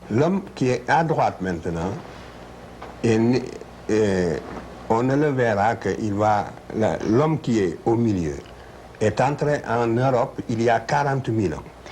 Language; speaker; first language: French; non-native, local second language; Wolof